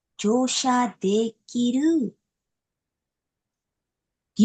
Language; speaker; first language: Japanese; non-native, learner; Indonesian